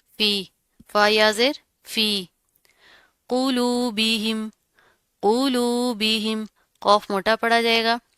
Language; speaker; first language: Urdu; native; Urdu